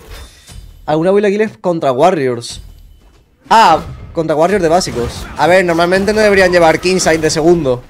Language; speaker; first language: Spanish; native; Spanish